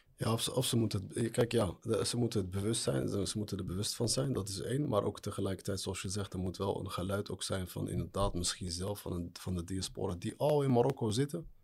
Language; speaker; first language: Dutch; early bilingual, other home language; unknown